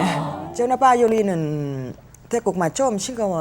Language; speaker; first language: Korean; non-native, learner; Thai